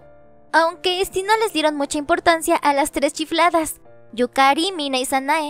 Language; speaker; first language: Spanish; native; Spanish